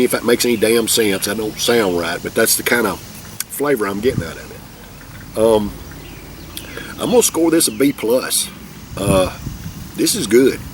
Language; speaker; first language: English; native; English